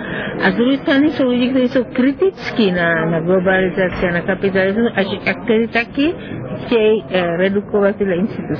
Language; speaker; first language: Czech; non-native, fluent; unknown